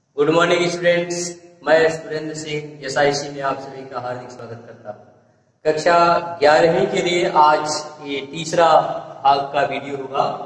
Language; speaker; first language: Hindi; native; Hindi